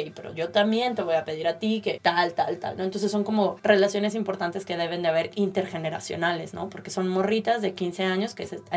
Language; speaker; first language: Spanish; native; Spanish